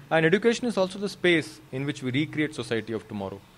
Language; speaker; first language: English; non-native, local second language; Kannada